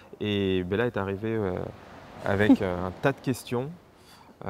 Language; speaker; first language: French; native; French